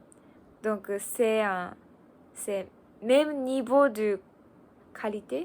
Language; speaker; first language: French; non-native, learner; Japanese